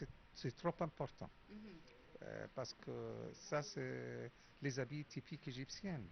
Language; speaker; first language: French; non-native, fluent; Arabic